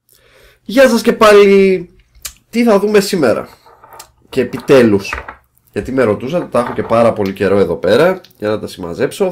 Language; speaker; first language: Greek; native; Greek